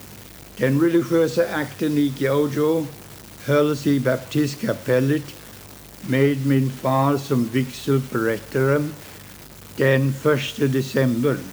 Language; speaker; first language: Swedish; early bilingual, heritage; Swedish